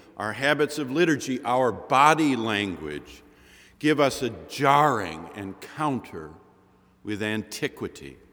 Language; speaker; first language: English; native; English